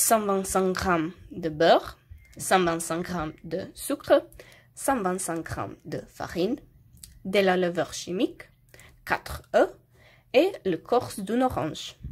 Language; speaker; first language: French; non-native, learner; Slovenian